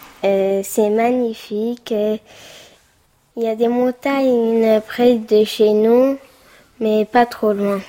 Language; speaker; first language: French; early bilingual, other home language; Pashto